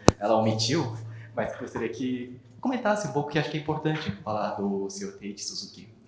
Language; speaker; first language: Portuguese; native; Portuguese